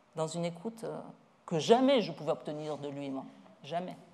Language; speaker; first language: French; native; French